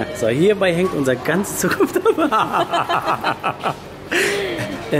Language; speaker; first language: German; native; German